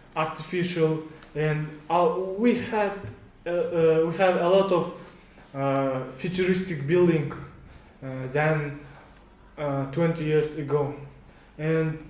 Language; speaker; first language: English; non-native, learner; Kazakh